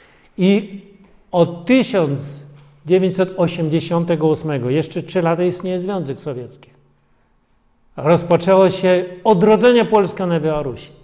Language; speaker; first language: Polish; non-native, fluent; Russian